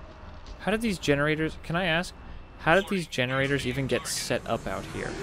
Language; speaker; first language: English; native; English